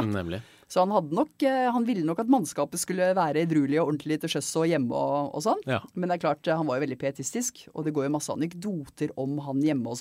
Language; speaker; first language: Norwegian; native; Norwegian